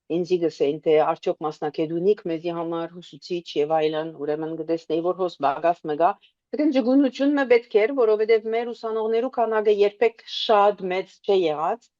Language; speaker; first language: Armenian; early bilingual, heritage; Armenian